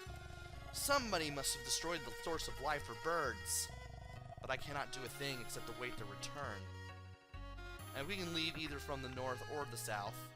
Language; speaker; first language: English; native; English